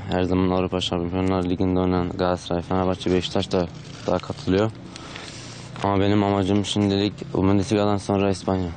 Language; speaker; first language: Turkish; early bilingual, heritage; Turkish